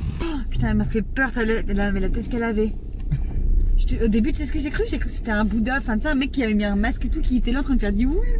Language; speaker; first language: French; native; French